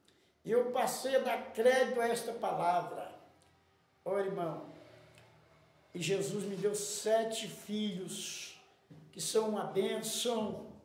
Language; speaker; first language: Portuguese; native; Portuguese